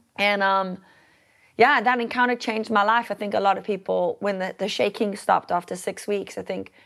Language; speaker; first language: English; native; English